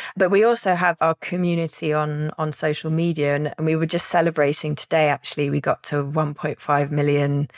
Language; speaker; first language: English; native; English